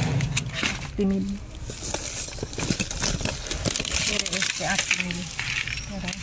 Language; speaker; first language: Spanish; non-native, learner; Filipino